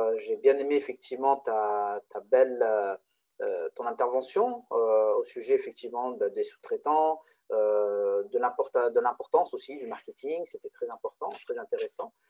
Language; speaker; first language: French; non-native, local second language; Arabic